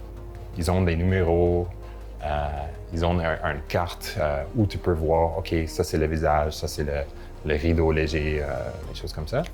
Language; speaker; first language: French; non-native, local second language; English